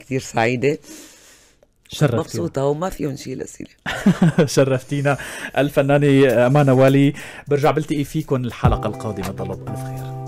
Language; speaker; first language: Arabic; native; Arabic